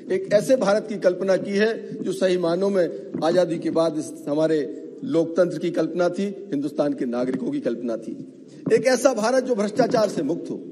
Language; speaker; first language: Hindi; native; Hindi